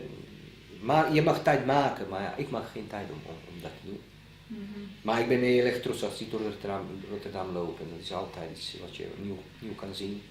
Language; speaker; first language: Dutch; non-native, fluent; Bosnian